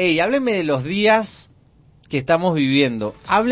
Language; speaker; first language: Spanish; native; Spanish